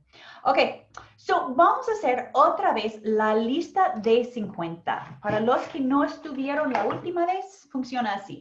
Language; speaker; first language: Spanish; non-native, fluent; English